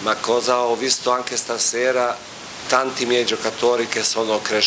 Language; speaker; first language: Italian; non-native, fluent; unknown